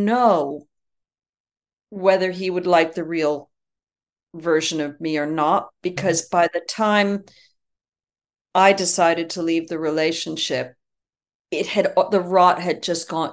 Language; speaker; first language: English; native; English